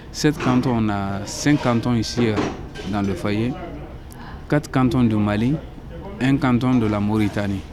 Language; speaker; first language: French; non-native, local second language; Soninke